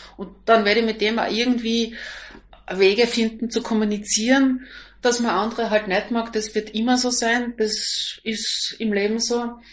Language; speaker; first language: German; non-native, local second language; Slovenian